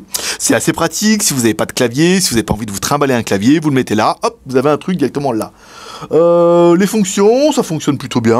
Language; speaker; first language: French; native; French